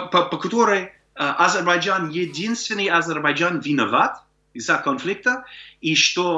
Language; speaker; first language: Russian; non-native, fluent; English